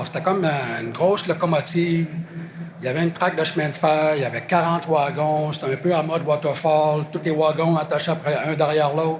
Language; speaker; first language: French; native; French